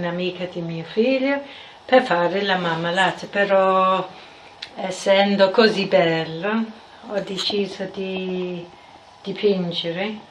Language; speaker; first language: Italian; non-native, fluent; English